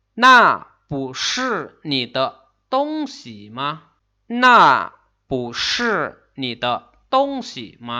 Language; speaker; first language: Chinese; non-native, learner; Lao